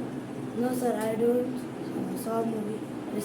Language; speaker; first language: English; non-native, learner; Marathi